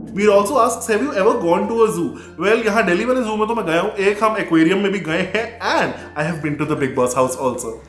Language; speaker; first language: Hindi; native; Hindi